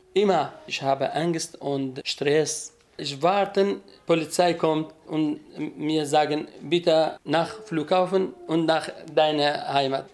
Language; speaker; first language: German; non-native, learner; Kurdish